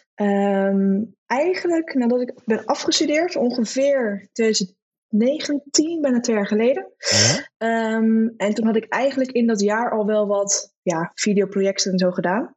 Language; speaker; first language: Dutch; native; Dutch